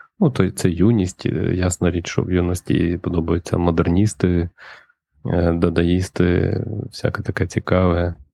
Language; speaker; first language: Ukrainian; native; Ukrainian